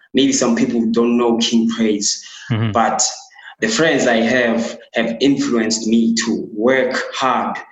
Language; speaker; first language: English; non-native, local second language; Xhosa